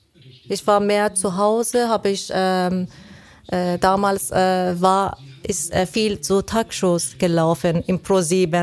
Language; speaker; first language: German; non-native, fluent; Persian